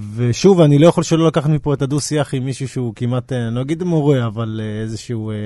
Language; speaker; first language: Hebrew; native; Hebrew